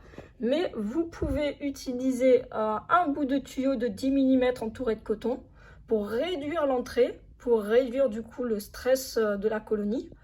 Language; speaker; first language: French; native; French